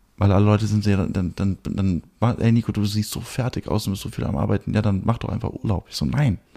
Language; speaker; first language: German; early bilingual, heritage; German